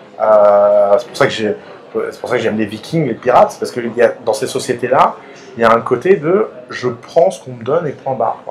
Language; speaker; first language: French; early bilingual, other home language; Arabic